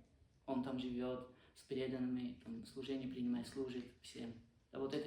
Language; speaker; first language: Russian; non-native, fluent; Armenian